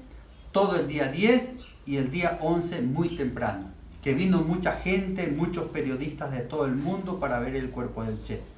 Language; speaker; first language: Spanish; native; Spanish